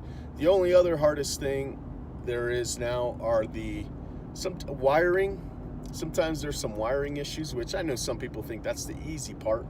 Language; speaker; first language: English; native; English